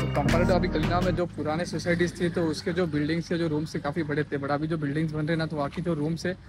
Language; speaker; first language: Hindi; non-native, local second language; Marathi